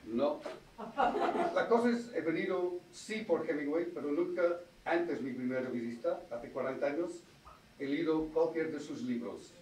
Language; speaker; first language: Spanish; non-native, fluent; English